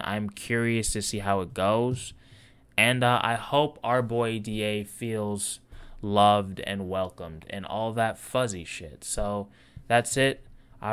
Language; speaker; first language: English; native; English